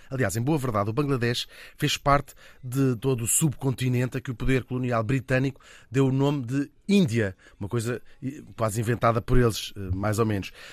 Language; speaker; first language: Portuguese; native; Portuguese